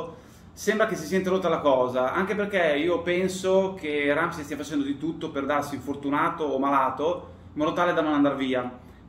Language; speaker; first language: Italian; native; Italian